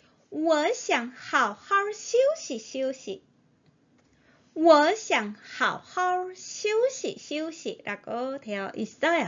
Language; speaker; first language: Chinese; non-native, fluent; Korean